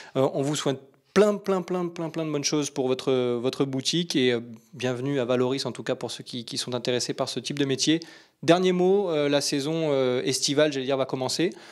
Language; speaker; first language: French; native; French